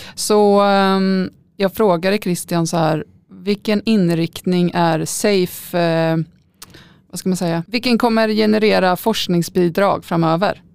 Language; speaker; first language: Norwegian; non-native, learner; Swedish